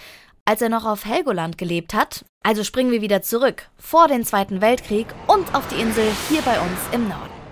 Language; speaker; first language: German; native; German